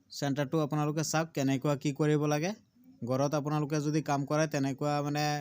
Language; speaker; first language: Assamese; non-native, local second language; Bangla